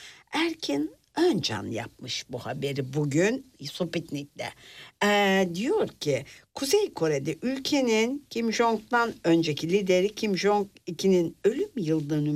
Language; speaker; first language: Turkish; native; Turkish